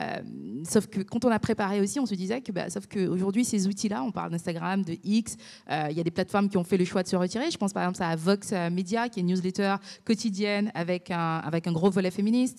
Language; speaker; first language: French; native; French